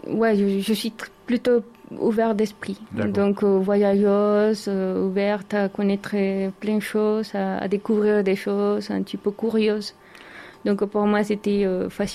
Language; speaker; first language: French; non-native, fluent; Spanish